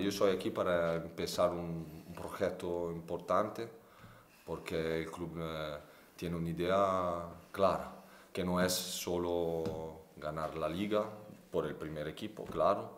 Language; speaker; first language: Spanish; non-native, fluent; Italian